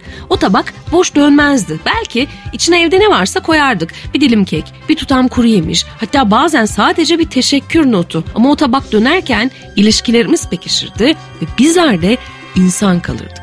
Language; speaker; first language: Turkish; native; Turkish